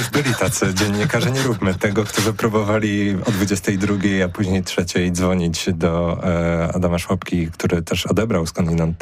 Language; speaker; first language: Polish; native; Polish